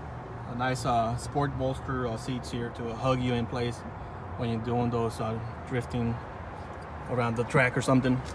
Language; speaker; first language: English; native; English